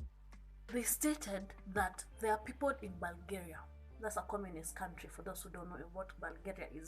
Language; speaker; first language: English; non-native, local second language; Kikuyu